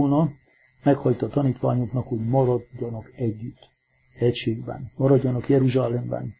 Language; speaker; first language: Hungarian; native; Hungarian